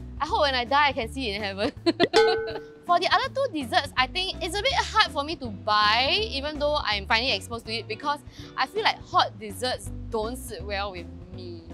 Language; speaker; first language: English; native; English